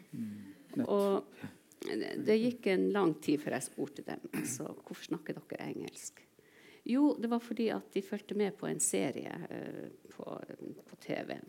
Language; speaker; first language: Norwegian; non-native, local second language; Northern Sami